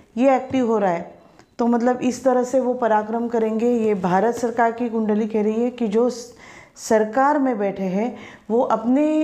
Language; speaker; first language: Hindi; non-native, local second language; Marathi